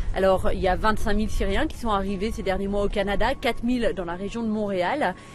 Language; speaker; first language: French; native; French